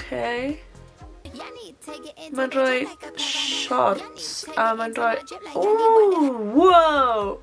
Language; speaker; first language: Welsh; non-native, local second language; English